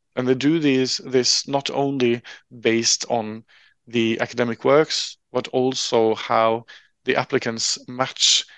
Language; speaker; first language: English; non-native, fluent; Norwegian